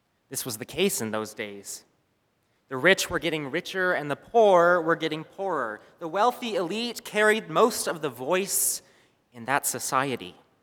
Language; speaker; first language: English; native; English